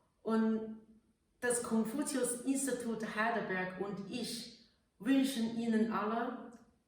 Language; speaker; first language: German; non-native, learner; Chinese